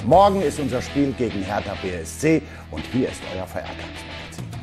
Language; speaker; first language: German; native; German